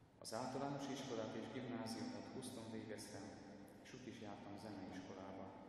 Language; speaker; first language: Hungarian; non-native, fluent; Ukrainian